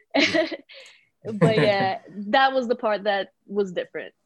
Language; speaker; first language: English; early bilingual, other home language; Bulgarian